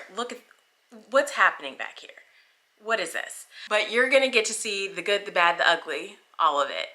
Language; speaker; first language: English; native; English